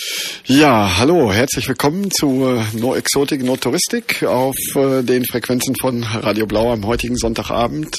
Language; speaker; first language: German; native; German